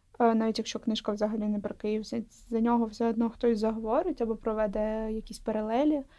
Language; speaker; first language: Ukrainian; non-native, local second language; Russian